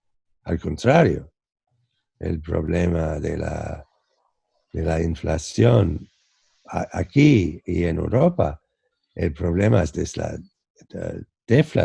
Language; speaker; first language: Spanish; non-native, fluent; English